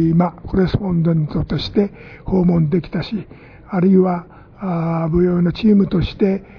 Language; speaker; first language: Japanese; native; Japanese